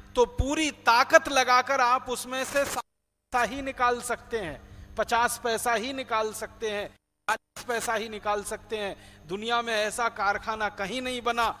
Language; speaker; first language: Hindi; native; Hindi